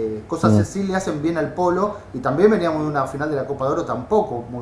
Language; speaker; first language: Spanish; native; Spanish